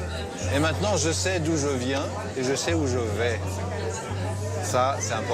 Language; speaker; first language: French; native; French